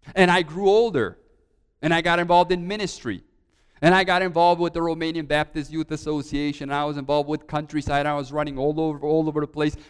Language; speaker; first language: English; early bilingual, other home language; Romanian